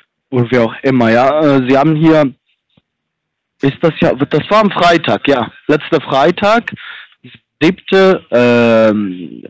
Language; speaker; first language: German; non-native, fluent; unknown